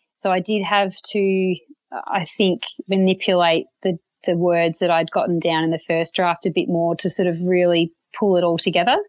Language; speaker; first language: English; native; English